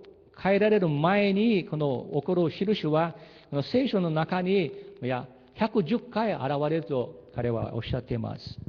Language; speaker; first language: Japanese; early bilingual, heritage; Japanese